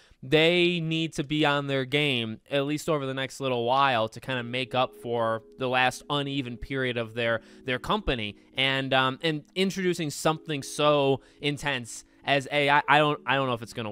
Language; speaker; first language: English; native; English